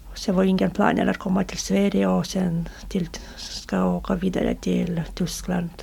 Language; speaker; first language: Swedish; non-native, learner; Russian